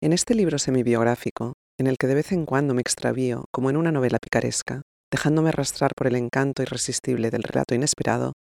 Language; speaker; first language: Spanish; non-native, local second language; Catalan